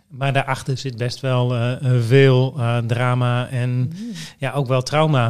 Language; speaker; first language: Dutch; native; Dutch